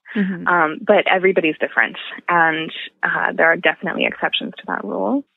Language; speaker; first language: English; native; English